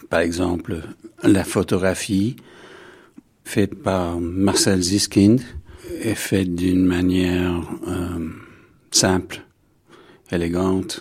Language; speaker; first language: French; non-native, fluent; English